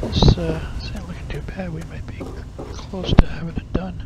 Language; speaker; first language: English; native; English